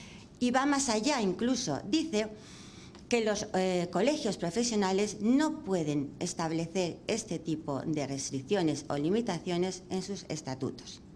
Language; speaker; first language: Spanish; native; Spanish